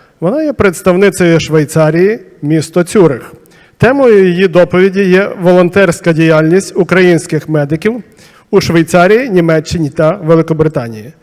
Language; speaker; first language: Ukrainian; native; Ukrainian